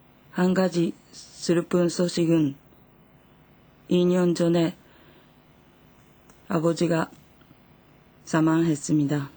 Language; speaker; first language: Korean; non-native, fluent; Japanese